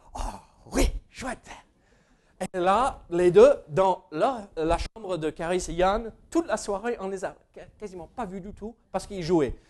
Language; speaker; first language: French; non-native, fluent; English